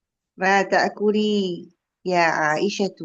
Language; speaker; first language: Arabic; non-native, learner; Indonesian